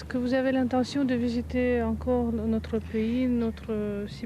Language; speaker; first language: French; non-native, fluent; Russian